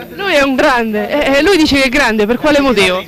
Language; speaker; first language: Italian; native; Italian